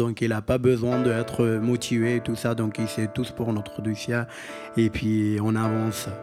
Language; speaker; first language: French; non-native, learner; Pashto